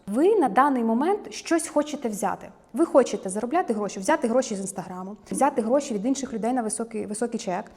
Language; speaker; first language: Ukrainian; native; Ukrainian